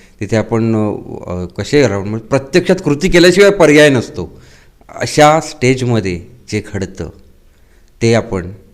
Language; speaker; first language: Marathi; native; Marathi